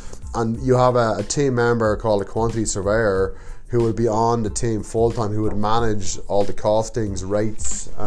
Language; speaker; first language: English; native; English